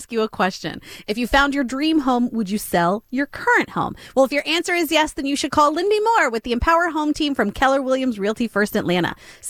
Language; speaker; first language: English; native; English